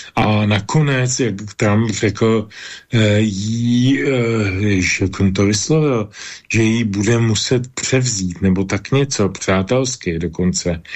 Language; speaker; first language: Czech; native; Czech